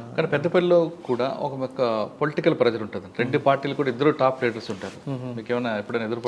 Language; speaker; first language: Telugu; native; Telugu